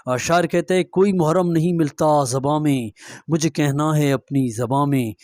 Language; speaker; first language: Urdu; non-native, local second language; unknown